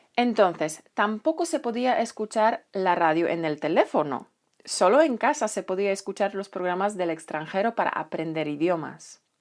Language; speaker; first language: Spanish; non-native, fluent; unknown